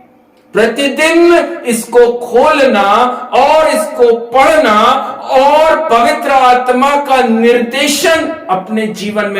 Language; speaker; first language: Hindi; native; Hindi